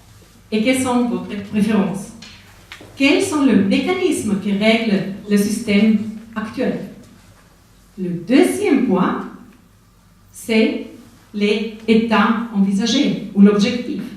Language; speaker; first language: French; non-native, fluent; Spanish